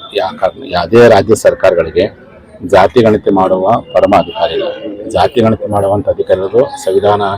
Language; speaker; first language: Kannada; native; Kannada